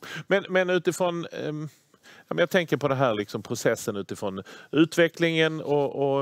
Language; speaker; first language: Swedish; native; Swedish